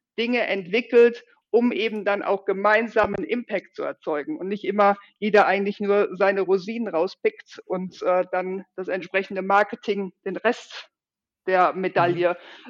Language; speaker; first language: German; native; German